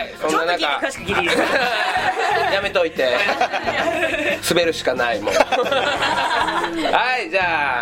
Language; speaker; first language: Japanese; native; Japanese